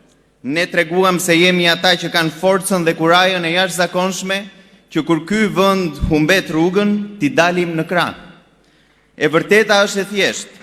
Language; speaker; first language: Albanian; native; Albanian